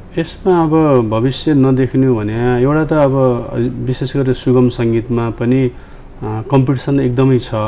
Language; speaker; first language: Nepali; non-native, local second language; Newari